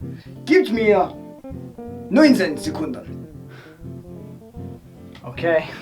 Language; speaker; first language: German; non-native, learner; English